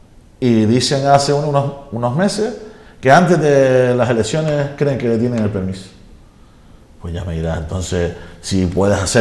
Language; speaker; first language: Spanish; native; Spanish